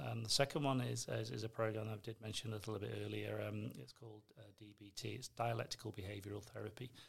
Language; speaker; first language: English; native; English